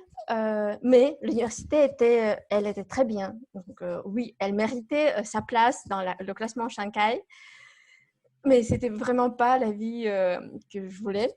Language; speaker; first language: French; non-native, fluent; Kazakh